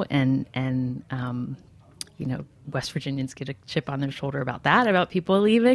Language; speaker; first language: English; native; English